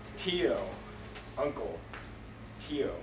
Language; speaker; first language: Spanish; non-native, learner; English